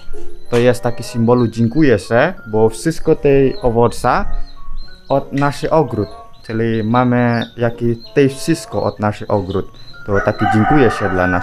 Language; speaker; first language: Polish; non-native, learner; Balinese